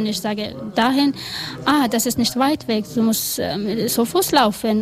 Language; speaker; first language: German; non-native, learner; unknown